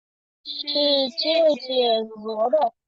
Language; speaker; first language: Chinese; non-native, learner; Urdu